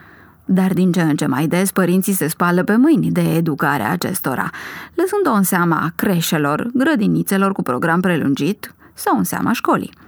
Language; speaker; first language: Romanian; native; Romanian